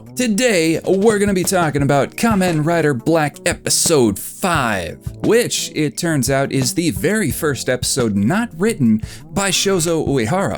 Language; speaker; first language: English; native; English